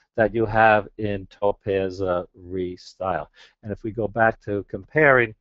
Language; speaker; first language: English; native; English